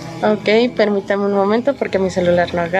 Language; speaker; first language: Spanish; native; Spanish